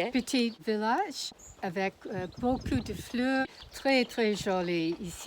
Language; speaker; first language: French; non-native, learner; English